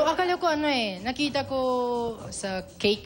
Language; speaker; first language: Filipino; non-native, learner; Japanese